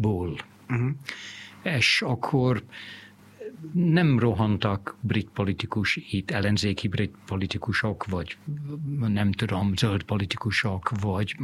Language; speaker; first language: Hungarian; non-native, fluent; English